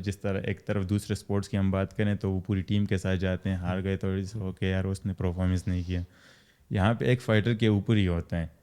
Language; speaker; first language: Urdu; non-native, local second language; Pashto